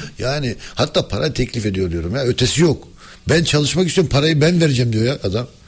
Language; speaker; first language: Turkish; early bilingual, heritage; Turkish